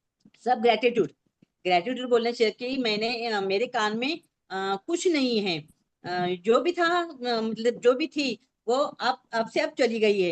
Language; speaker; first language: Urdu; non-native, local second language; Marathi